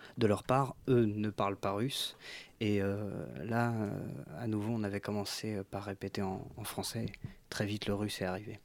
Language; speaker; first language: French; native; French